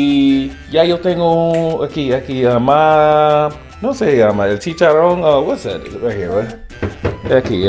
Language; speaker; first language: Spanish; non-native, learner; English